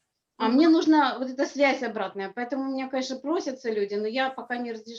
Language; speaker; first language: Russian; native; Russian